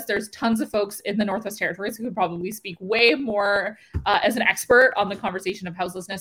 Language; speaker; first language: English; native; English